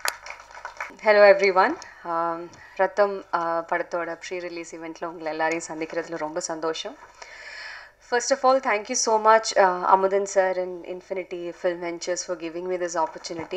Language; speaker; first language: Tamil; non-native, local second language; Malayalam